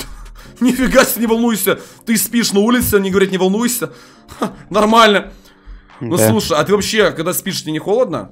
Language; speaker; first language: Russian; native; Russian